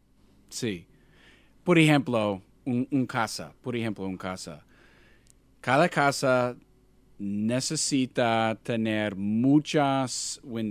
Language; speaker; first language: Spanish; non-native, learner; English